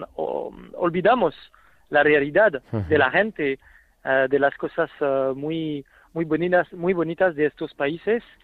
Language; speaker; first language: Spanish; non-native, fluent; French